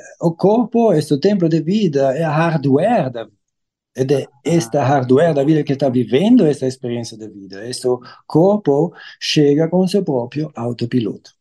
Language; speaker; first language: Portuguese; non-native, fluent; German